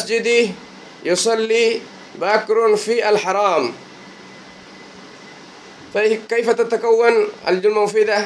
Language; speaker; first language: Arabic; non-native, fluent; Bangla